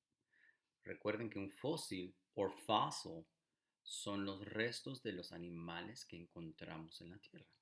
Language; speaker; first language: Spanish; early bilingual, heritage; Spanish